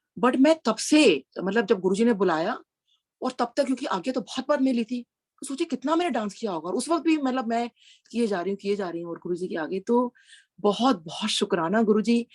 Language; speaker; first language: Hindi; native; Hindi